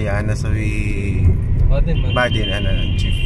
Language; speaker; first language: Arabic; non-native, learner; Filipino